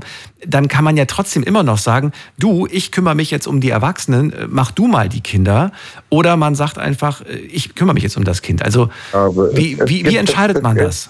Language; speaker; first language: German; native; German